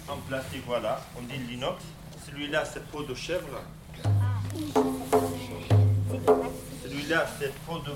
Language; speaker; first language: French; non-native, fluent; Kurdish